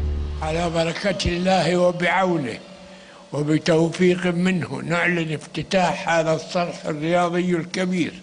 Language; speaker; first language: Arabic; native; Arabic